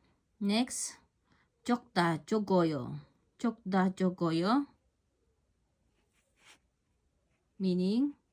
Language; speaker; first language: Korean; non-native, learner; Filipino